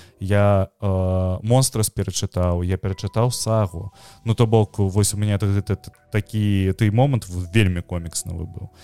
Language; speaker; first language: Belarusian; non-native, local second language; Russian